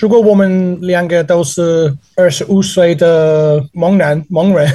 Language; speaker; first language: Chinese; non-native, learner; English